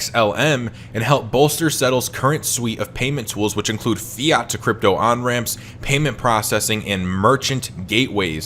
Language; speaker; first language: English; native; English